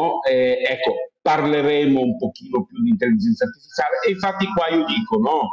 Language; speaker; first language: Italian; native; Italian